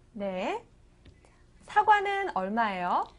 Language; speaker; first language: Korean; native; Korean